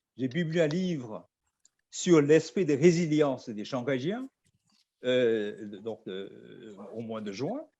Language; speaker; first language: French; non-native, fluent; Chinese